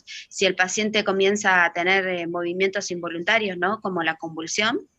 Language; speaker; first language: Spanish; native; Spanish